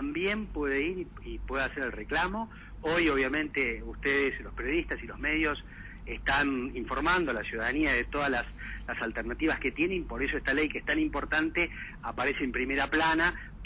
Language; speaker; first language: Spanish; native; Spanish